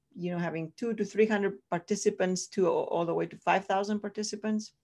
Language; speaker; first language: English; non-native, fluent; Greek